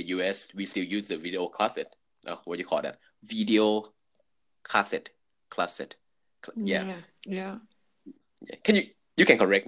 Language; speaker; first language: English; non-native, fluent; Thai